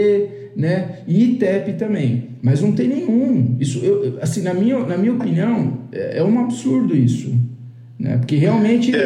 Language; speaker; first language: Portuguese; native; Portuguese